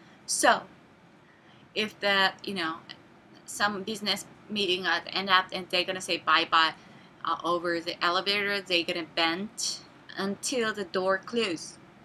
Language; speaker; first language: English; non-native, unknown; Japanese